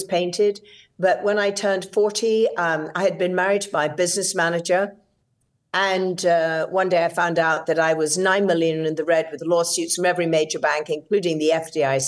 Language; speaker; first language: English; native; English